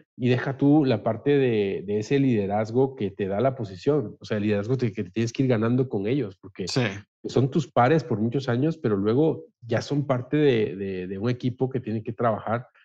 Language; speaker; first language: Spanish; native; Spanish